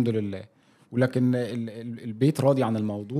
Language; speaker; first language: Arabic; native; Arabic